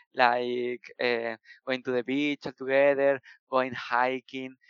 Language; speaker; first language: English; non-native, fluent; Spanish